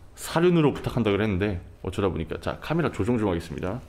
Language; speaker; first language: Korean; non-native, fluent; Portuguese